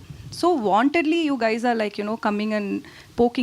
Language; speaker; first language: Telugu; non-native, learner; Tamil